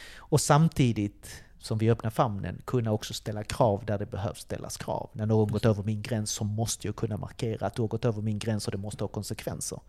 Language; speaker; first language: Swedish; early bilingual, other home language; Spanish